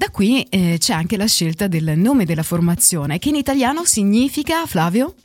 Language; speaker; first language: Italian; native; Italian